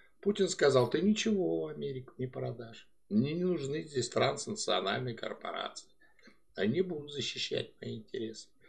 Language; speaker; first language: Russian; native; Russian